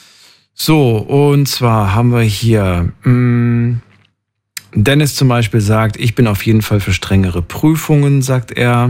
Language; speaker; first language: German; native; German